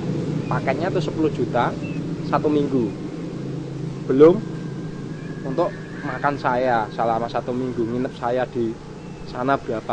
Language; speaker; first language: Indonesian; non-native, local second language; Javanese